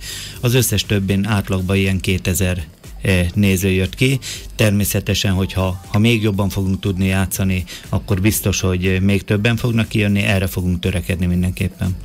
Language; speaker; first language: Hungarian; native; Hungarian